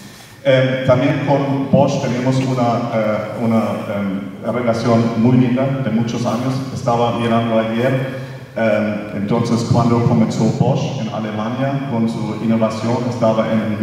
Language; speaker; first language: Spanish; non-native, fluent; German